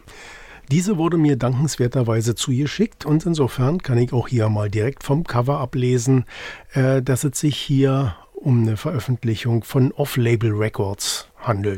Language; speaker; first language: German; native; German